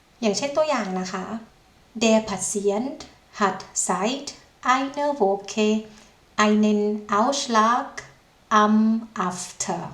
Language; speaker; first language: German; non-native, fluent; Thai